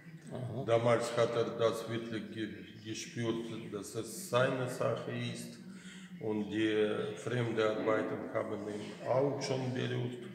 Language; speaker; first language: German; non-native, learner; Russian